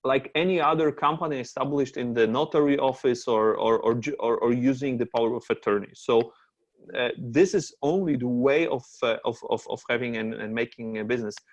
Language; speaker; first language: English; non-native, fluent; Polish